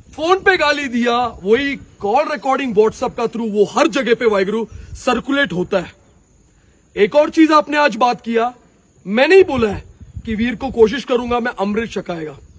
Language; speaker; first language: Hindi; non-native, local second language; Punjabi